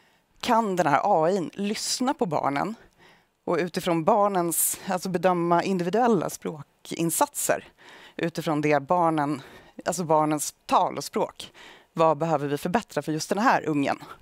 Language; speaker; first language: Swedish; native; Swedish